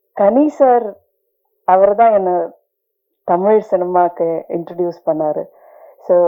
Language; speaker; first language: Tamil; non-native, learner; Malayalam